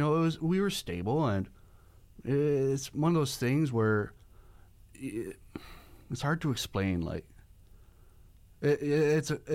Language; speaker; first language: English; native; English